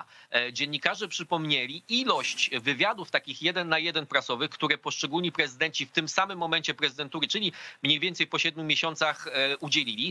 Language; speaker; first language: Polish; native; Polish